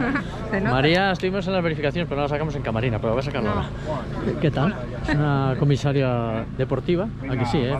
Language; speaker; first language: Spanish; native; Spanish